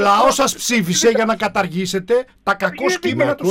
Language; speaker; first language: Greek; native; Greek